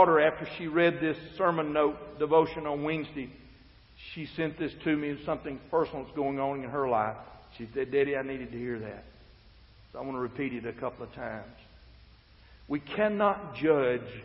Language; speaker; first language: English; native; English